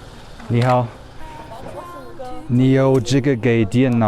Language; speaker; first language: Chinese; non-native, learner; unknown